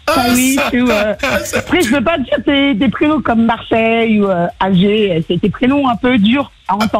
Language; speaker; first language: French; native; French